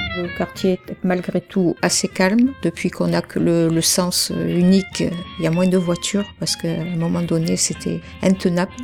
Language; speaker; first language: French; native; French